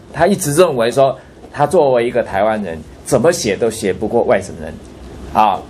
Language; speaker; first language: Chinese; non-native, local second language; Hakka Chinese